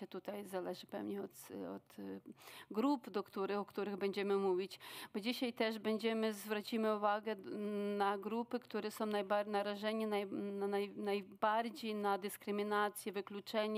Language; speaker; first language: Polish; non-native, fluent; Ukrainian